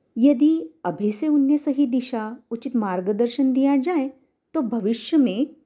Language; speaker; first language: Hindi; non-native, local second language; Marathi